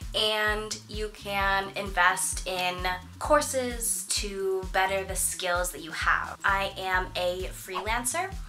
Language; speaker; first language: English; native; English